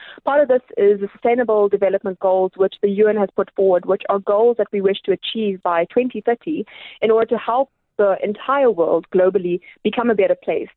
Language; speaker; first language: English; native; English